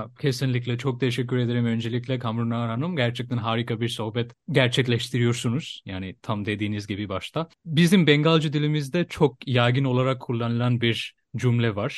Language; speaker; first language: Turkish; non-native, fluent; Bangla